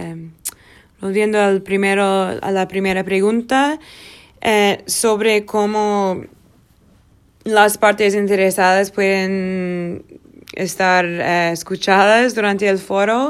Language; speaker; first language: Spanish; non-native, learner; Portuguese